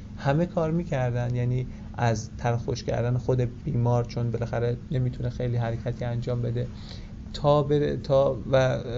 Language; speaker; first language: Persian; native; Persian